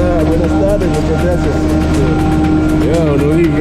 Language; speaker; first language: Spanish; non-native, learner; Haitian Creole